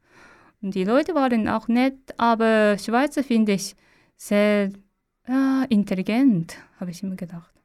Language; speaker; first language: German; non-native, learner; Japanese